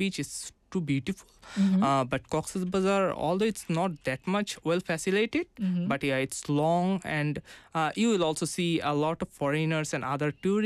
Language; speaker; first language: English; non-native, local second language; Bangla